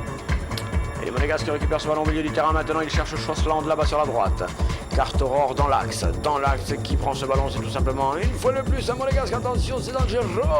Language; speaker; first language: French; native; French